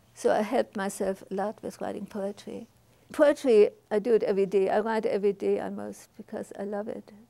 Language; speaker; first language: English; non-native, fluent; German